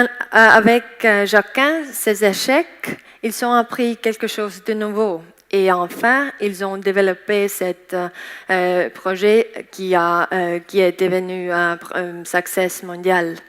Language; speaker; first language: French; non-native, learner; Estonian